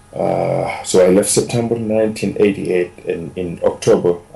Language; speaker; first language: English; non-native, fluent; Wolof